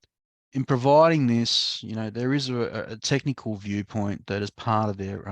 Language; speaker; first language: English; native; English